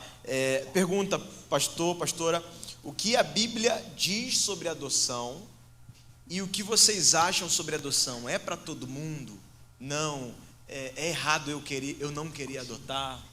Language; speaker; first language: Portuguese; native; Portuguese